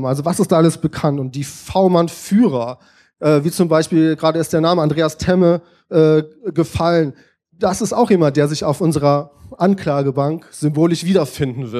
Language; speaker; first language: German; native; German